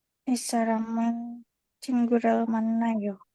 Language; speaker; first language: Korean; non-native, learner; Indonesian